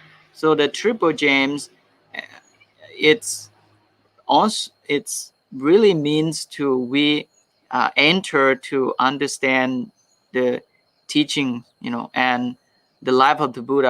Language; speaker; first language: English; non-native, fluent; Thai